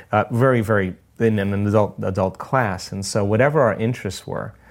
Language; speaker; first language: English; early bilingual, other home language; Italian